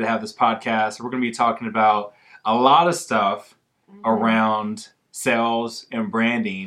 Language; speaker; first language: English; native; English